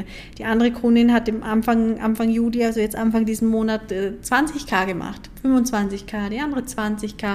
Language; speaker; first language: German; native; German